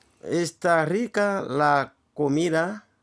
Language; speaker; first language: Spanish; non-native, learner; Haitian Creole